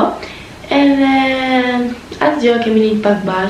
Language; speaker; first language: Albanian; early bilingual, heritage; Albanian